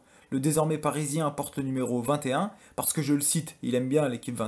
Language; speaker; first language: French; native; French